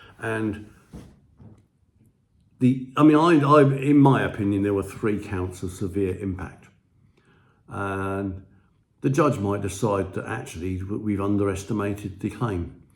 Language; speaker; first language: English; native; English